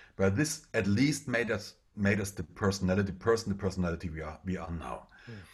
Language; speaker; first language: English; non-native, fluent; German